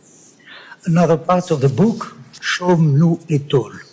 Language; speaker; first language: English; non-native, learner; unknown